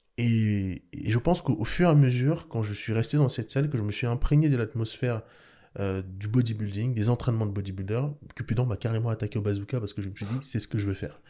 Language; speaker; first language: French; early bilingual, other home language; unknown